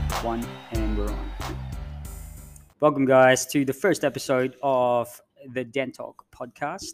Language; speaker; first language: English; non-native, local second language; Filipino